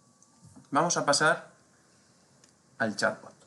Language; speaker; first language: Spanish; native; Spanish